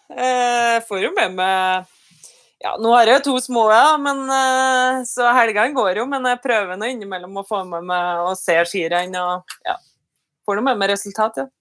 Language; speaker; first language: Norwegian; native; Norwegian